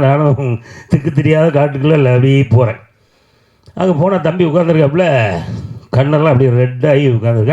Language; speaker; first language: Tamil; native; Tamil